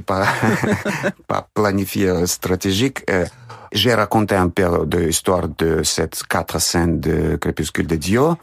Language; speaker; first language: French; non-native, fluent; Russian